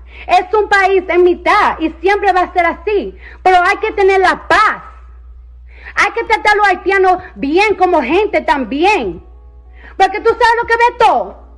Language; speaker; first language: Spanish; early bilingual, heritage; Spanish